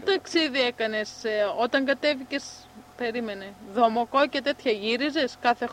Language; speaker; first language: Greek; native; Greek